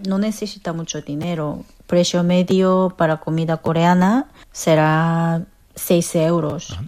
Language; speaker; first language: Spanish; non-native, fluent; Korean